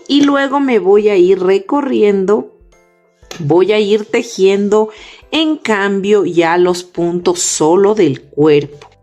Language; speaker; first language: Spanish; native; Spanish